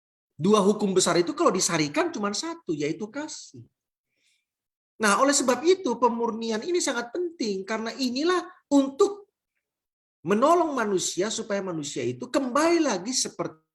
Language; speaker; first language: Indonesian; native; Indonesian